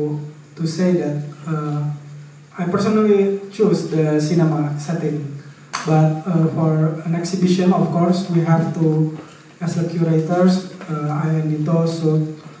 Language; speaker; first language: English; non-native, fluent; Indonesian